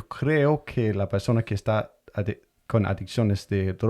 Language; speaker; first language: Spanish; non-native, fluent; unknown